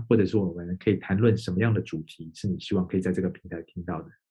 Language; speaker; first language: Chinese; native; Chinese